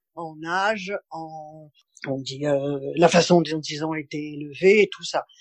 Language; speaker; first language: French; native; French